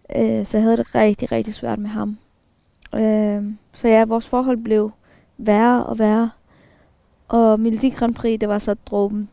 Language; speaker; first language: Danish; early bilingual, other home language; Arabic